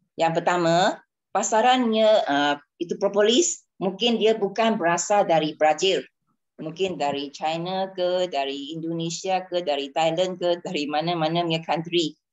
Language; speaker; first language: Malay; non-native, local second language; Chinese